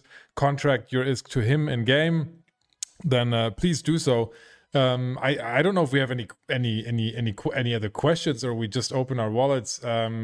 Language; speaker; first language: English; non-native, fluent; German